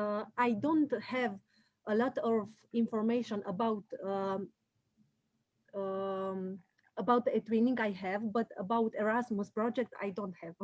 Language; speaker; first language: English; non-native, learner; Romanian